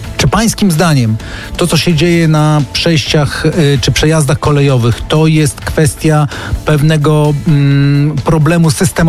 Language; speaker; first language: Polish; native; Polish